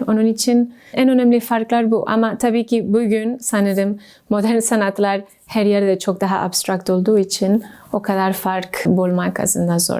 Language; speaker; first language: Turkish; non-native, fluent; English